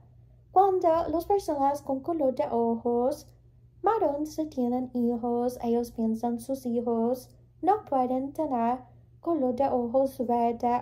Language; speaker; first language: Spanish; early bilingual, heritage; English